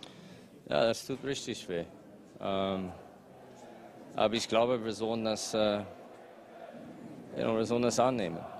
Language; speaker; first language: German; non-native, fluent; English